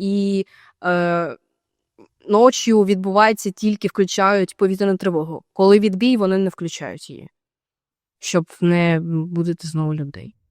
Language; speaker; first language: Ukrainian; native; Ukrainian